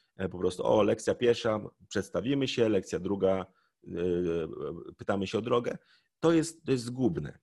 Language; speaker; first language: Polish; native; Polish